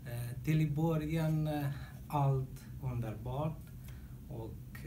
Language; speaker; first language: Swedish; non-native, learner; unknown